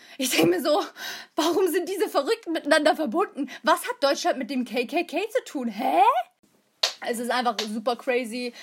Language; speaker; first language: German; early bilingual, other home language; Turkish